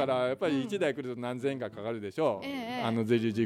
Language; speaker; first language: Japanese; native; Japanese